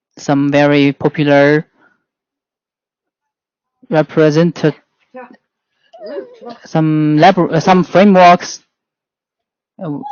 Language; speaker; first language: English; non-native, learner; Chinese